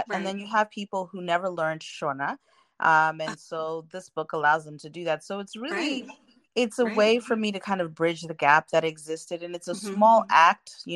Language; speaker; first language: English; non-native, local second language; Shona